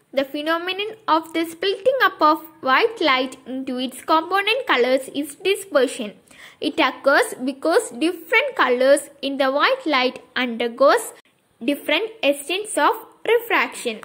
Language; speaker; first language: English; non-native, local second language; Malayalam